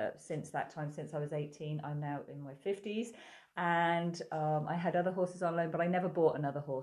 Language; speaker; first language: English; native; English